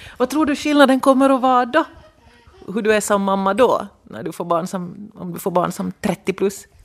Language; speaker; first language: Swedish; native; Swedish